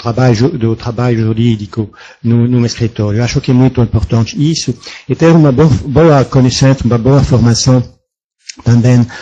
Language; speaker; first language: Portuguese; non-native, fluent; French